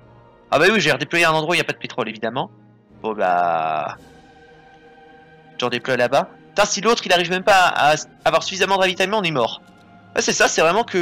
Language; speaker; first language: French; native; French